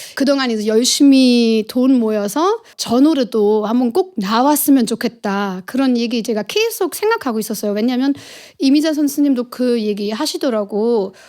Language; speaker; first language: Korean; non-native, fluent; German